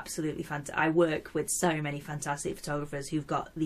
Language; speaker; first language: English; native; English